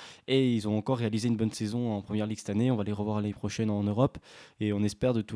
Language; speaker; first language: French; native; French